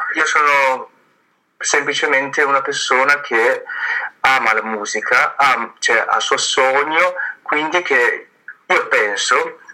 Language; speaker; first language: Italian; non-native, fluent; Chinese